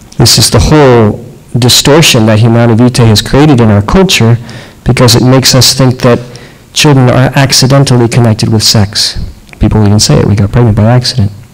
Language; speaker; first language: English; native; English